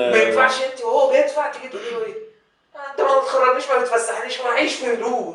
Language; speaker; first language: Arabic; native; Arabic